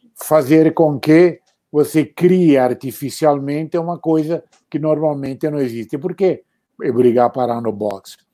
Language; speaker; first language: Portuguese; non-native, fluent; Italian